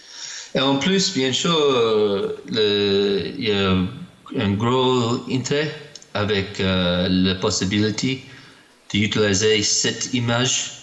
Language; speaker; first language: French; non-native, learner; English